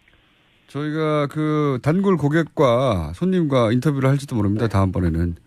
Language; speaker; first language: Korean; native; Korean